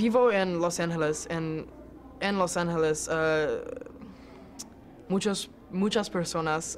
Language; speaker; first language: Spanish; non-native, learner; English